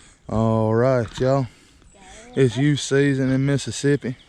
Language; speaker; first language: English; native; English